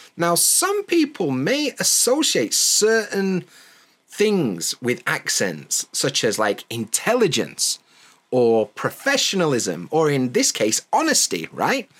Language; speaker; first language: English; native; English